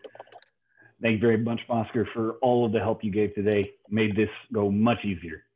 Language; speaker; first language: English; native; English